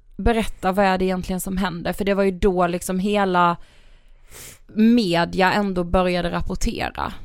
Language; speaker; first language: Swedish; native; Swedish